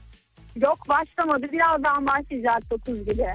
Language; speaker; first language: Turkish; early bilingual, other home language; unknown